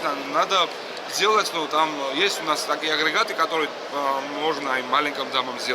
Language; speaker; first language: Russian; non-native, fluent; Georgian